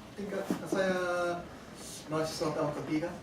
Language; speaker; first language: Indonesian; non-native, learner; Korean